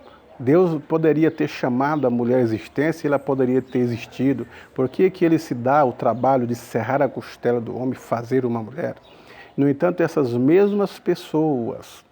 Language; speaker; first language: Portuguese; native; Portuguese